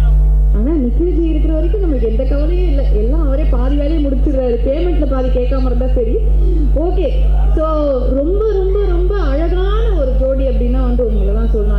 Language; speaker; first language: Tamil; native; Tamil